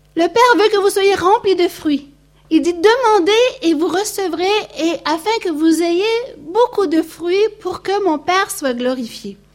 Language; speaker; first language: French; native; French